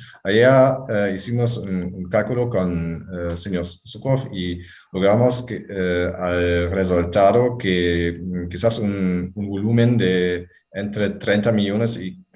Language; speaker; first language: Spanish; non-native, fluent; German